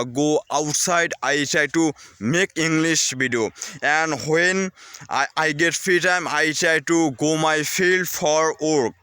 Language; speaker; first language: English; non-native, learner; Bangla